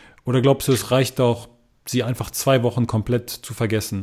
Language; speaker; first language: German; native; German